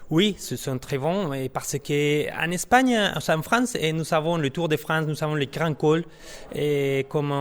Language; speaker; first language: French; non-native, learner; Spanish